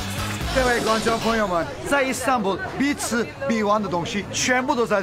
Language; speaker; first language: Chinese; non-native, fluent; Turkish